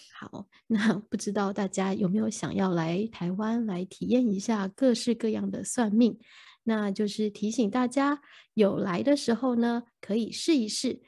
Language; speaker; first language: Chinese; native; Chinese